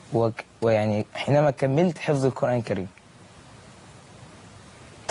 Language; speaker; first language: Arabic; native; Arabic